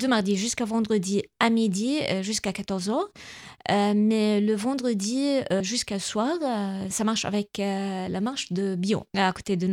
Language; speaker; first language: French; non-native, local second language; Arabic